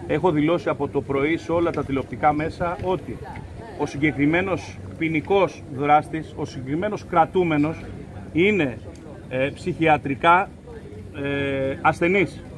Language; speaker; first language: Greek; native; Greek